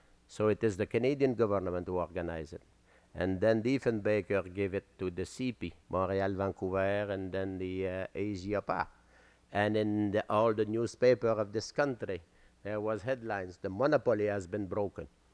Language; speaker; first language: English; non-native, fluent; French